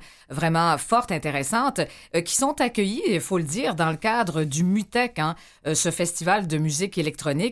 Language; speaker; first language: French; native; French